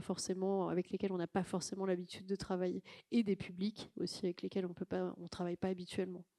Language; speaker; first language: French; native; French